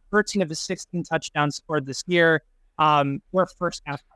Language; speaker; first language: English; native; English